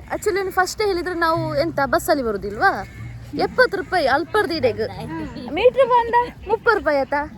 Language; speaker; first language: Kannada; non-native, local second language; Tulu